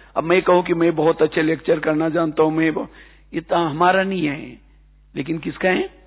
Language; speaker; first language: Hindi; non-native, local second language; Marathi